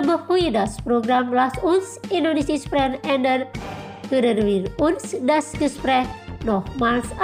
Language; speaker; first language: German; non-native, learner; Indonesian